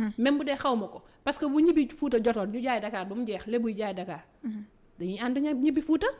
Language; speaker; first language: Wolof; non-native, local second language; Fula